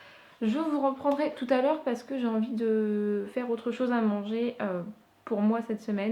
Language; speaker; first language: French; native; French